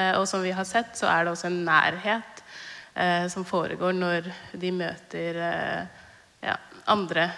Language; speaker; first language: Norwegian; early bilingual, other home language; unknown